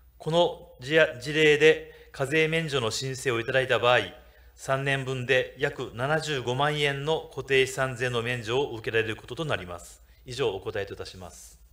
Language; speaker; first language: Japanese; native; Japanese